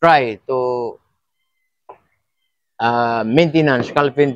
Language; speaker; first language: English; non-native, learner; Filipino